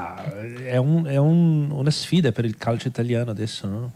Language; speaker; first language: Italian; non-native, fluent; Portuguese